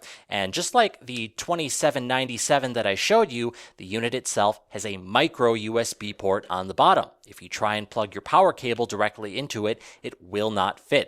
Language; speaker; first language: English; native; English